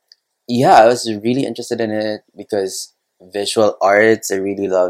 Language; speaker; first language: English; non-native, local second language; Cebuano